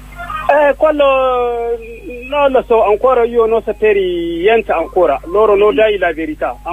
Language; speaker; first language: Italian; non-native, learner; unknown